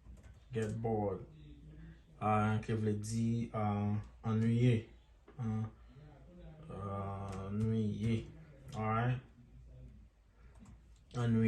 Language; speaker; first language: French; non-native, local second language; Haitian Creole